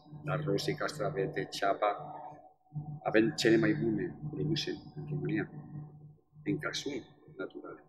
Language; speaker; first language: Romanian; non-native, fluent; Spanish